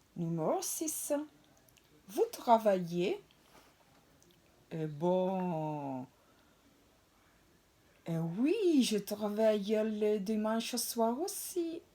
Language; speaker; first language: French; non-native, fluent; Italian